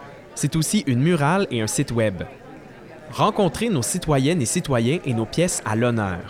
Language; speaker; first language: French; native; French